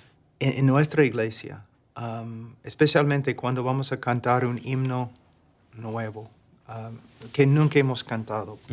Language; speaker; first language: Spanish; non-native, fluent; English